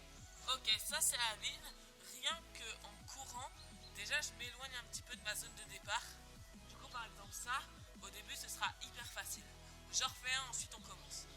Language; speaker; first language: French; native; French